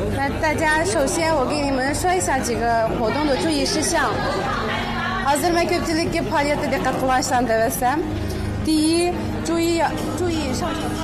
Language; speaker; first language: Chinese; non-native, local second language; Uyghur